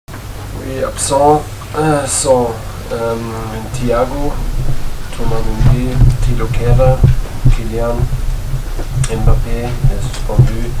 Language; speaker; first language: French; non-native, learner; German